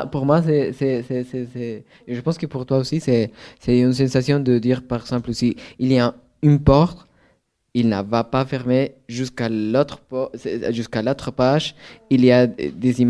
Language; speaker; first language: French; non-native, fluent; Spanish